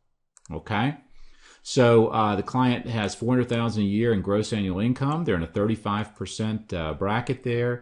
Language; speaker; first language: English; native; English